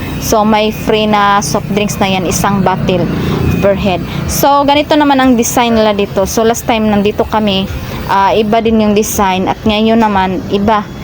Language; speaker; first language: Filipino; non-native, local second language; Cebuano